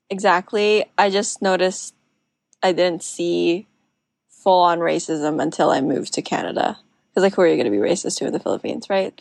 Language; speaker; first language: English; non-native, local second language; Filipino